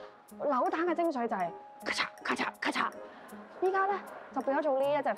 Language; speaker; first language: Cantonese; native; Cantonese